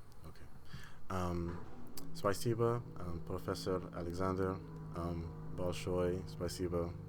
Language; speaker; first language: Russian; non-native, learner; English